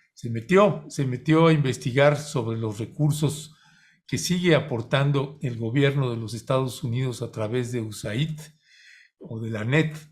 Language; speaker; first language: Spanish; native; Spanish